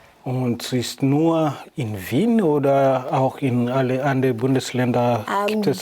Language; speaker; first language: German; non-native, learner; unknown